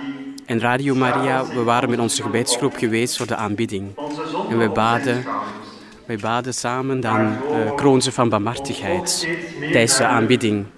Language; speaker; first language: Dutch; non-native, fluent; Thai